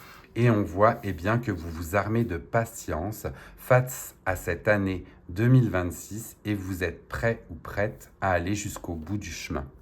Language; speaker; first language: French; native; French